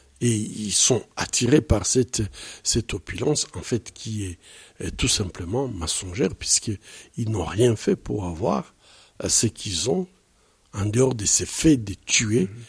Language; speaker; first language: French; non-native, local second language; Swahili